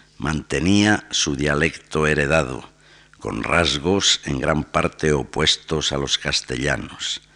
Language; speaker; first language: Spanish; native; Spanish